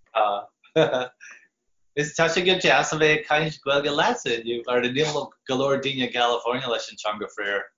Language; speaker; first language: Irish; non-native, fluent; English